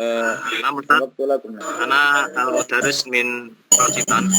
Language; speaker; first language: Arabic; non-native, learner; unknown